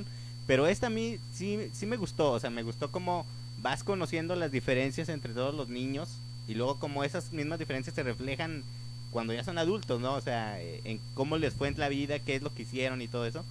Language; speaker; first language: Spanish; native; Spanish